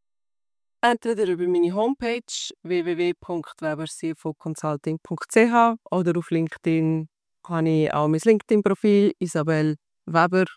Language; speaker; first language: German; native; German